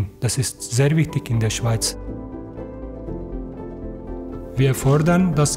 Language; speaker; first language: German; non-native, learner; Turkish